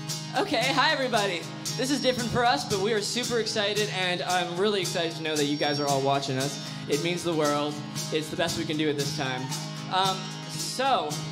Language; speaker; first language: English; native; English